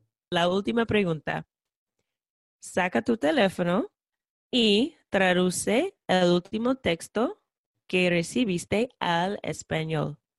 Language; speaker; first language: Spanish; non-native, fluent; English